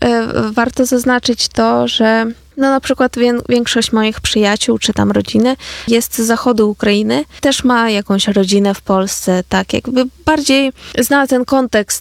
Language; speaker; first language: Polish; non-native, fluent; Ukrainian